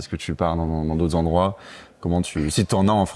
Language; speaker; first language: French; native; French